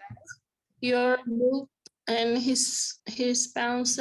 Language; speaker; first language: English; non-native, learner; Indonesian